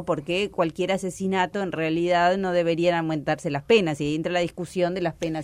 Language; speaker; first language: Spanish; native; Spanish